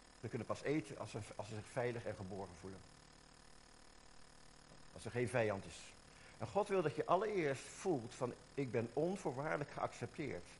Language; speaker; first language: Dutch; native; Dutch